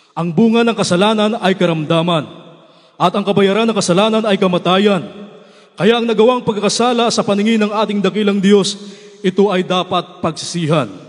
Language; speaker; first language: Filipino; native; Filipino